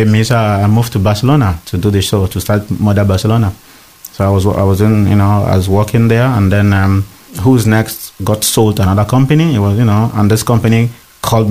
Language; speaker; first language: English; non-native, local second language; Igbo